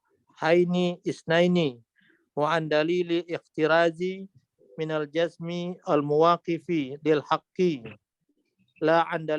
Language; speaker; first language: Arabic; non-native, learner; Indonesian